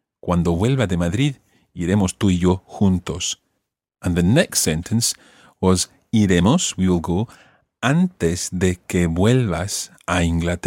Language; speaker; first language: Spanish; non-native, fluent; English